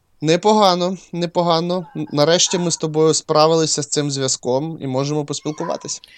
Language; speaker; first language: Ukrainian; non-native, local second language; Russian